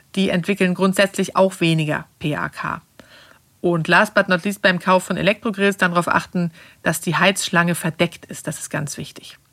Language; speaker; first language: German; non-native, fluent; Swedish